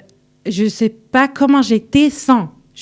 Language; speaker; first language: French; early bilingual, heritage; French